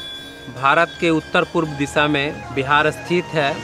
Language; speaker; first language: Hindi; native; Hindi